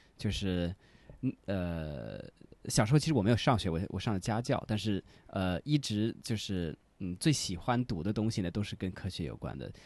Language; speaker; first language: Chinese; non-native, fluent; English